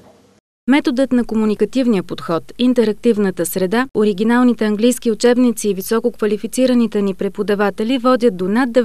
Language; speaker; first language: Bulgarian; native; Bulgarian